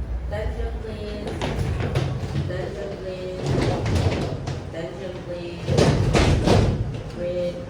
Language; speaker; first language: English; non-native, learner; Indonesian